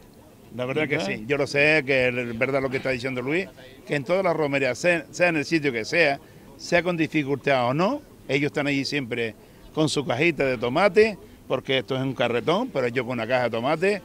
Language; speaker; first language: Spanish; native; Spanish